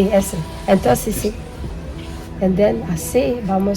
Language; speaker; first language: Spanish; non-native, learner; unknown